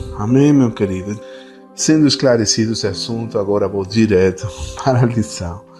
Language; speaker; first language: Portuguese; non-native, fluent; Spanish